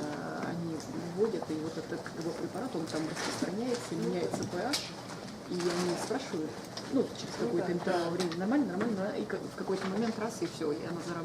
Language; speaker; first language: Russian; native; Russian